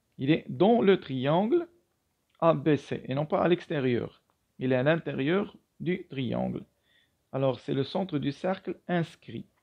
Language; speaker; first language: French; non-native, local second language; Arabic